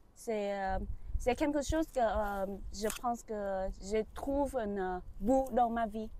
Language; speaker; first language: French; non-native, learner; Vietnamese